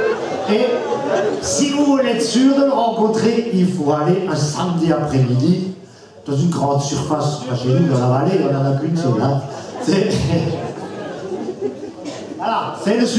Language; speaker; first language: French; native; French